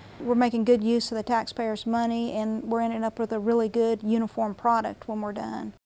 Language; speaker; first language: English; native; English